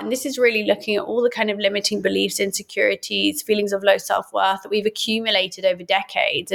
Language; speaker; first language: English; native; English